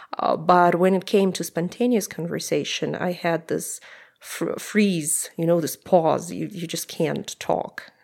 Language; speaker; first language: English; non-native, fluent; Russian